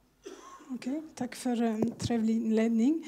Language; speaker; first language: Swedish; non-native, fluent; French